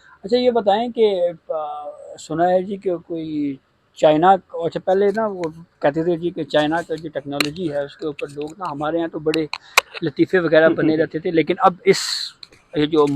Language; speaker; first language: Urdu; non-native, local second language; Punjabi